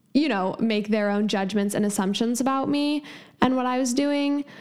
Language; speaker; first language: English; native; English